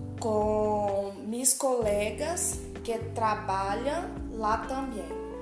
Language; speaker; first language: Portuguese; non-native, learner; Spanish